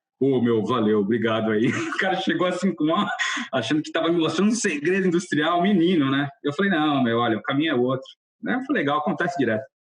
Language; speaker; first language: Portuguese; native; Portuguese